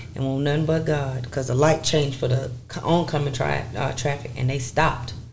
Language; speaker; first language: English; native; English